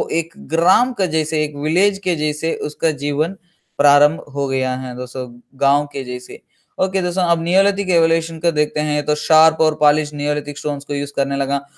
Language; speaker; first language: Hindi; non-native, local second language; Telugu